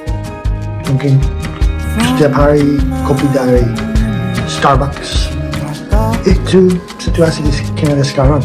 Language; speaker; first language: Indonesian; non-native, learner; English